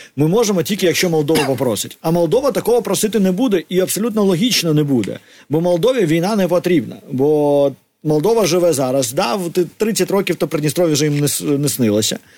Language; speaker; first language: Ukrainian; native; Ukrainian